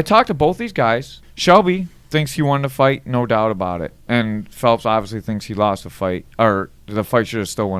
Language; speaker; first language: English; native; English